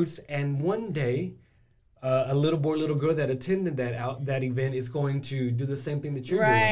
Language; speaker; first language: English; early bilingual, other home language; Spanish